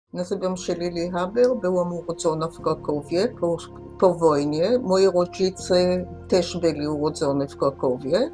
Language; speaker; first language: Polish; early bilingual, heritage; Polish